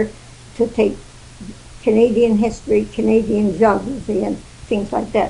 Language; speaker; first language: English; native; English